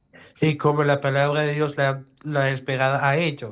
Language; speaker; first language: Spanish; non-native, fluent; Dutch